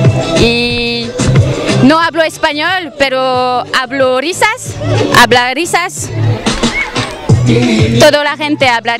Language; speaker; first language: Spanish; non-native, learner; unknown